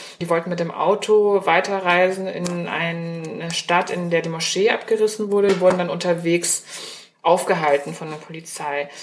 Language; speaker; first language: German; early bilingual, other home language; Chinese